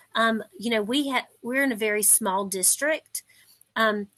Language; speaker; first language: English; native; English